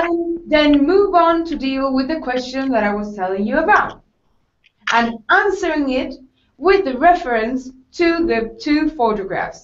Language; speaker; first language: English; non-native, fluent; Spanish